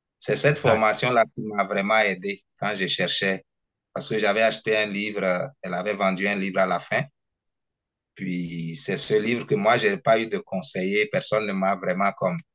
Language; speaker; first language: French; non-native, local second language; Ewe